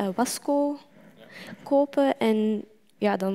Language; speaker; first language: Dutch; non-native, fluent; Arabic